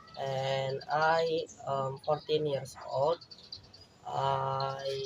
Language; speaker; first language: English; non-native, learner; Indonesian